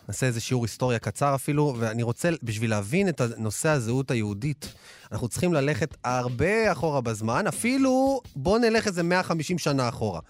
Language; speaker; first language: Hebrew; native; Hebrew